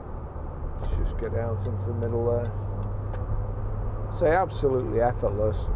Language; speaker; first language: English; native; English